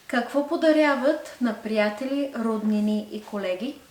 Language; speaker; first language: Bulgarian; non-native, fluent; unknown